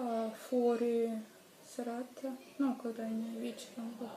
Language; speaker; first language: Italian; non-native, learner; Russian